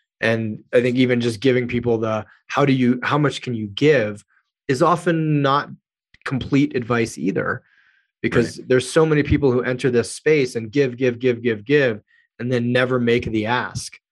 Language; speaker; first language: English; native; English